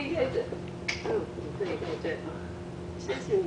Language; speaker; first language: Chinese; non-native, learner; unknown